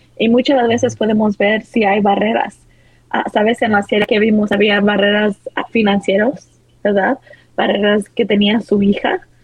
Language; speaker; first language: Spanish; early bilingual, heritage; Spanish